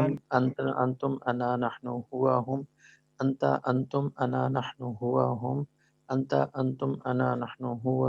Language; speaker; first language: Arabic; non-native, learner; Urdu